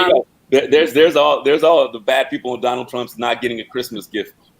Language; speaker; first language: English; native; English